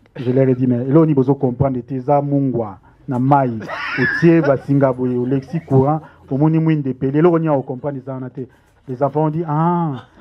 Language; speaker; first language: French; non-native, local second language; Lingala